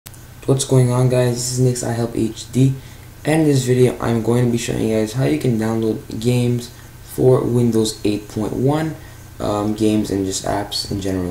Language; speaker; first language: English; native; English